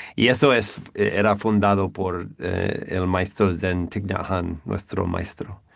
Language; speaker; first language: Spanish; non-native, fluent; English